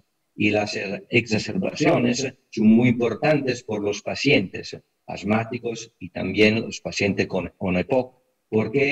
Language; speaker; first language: Spanish; non-native, fluent; Italian